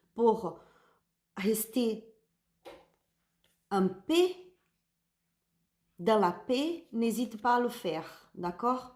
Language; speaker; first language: French; non-native, learner; Spanish